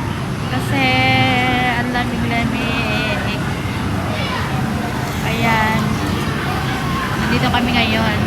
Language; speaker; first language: Filipino; native; Filipino